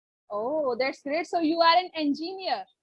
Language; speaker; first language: English; non-native, local second language; Hindi